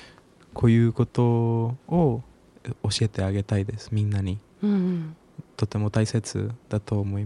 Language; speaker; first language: Japanese; non-native, learner; Spanish